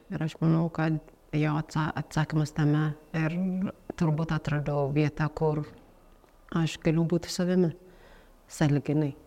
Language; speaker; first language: Lithuanian; non-native, fluent; Amharic